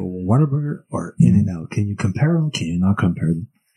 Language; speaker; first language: English; early bilingual, other home language; Spanish